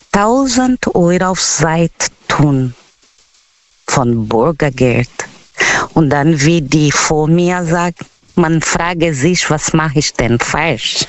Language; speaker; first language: German; non-native, learner; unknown